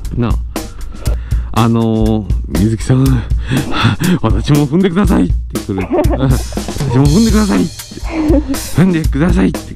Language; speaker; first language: Japanese; native; Japanese